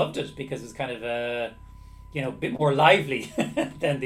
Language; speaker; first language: English; native; English